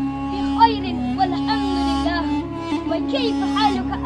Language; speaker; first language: Arabic; non-native, learner; Indonesian